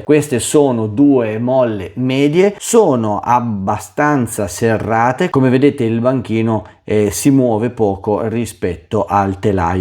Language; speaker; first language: Italian; native; Italian